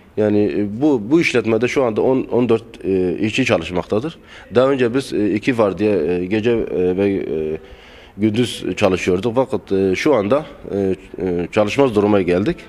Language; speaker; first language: Turkish; non-native, local second language; Arabic